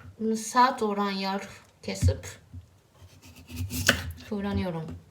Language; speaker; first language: Turkish; non-native, fluent; Japanese